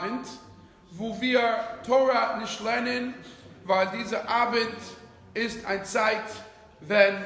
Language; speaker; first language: German; non-native, fluent; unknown